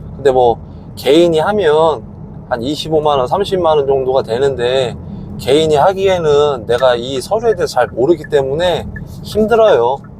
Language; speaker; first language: Korean; native; Korean